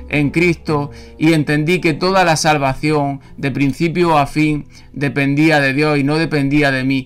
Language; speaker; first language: Spanish; native; Spanish